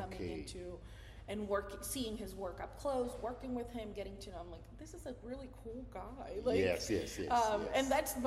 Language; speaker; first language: English; non-native, fluent; Spanish